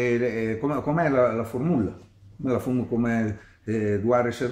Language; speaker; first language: French; non-native, learner; Italian